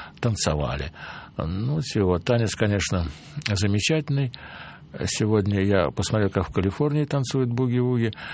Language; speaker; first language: Russian; native; Russian